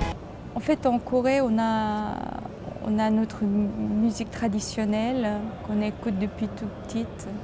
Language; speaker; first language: French; non-native, fluent; Korean